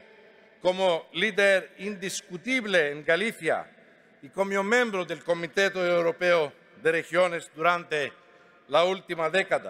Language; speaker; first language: Spanish; non-native, fluent; Greek